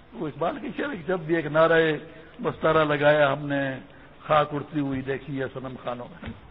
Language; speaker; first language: Urdu; non-native, local second language; Pashto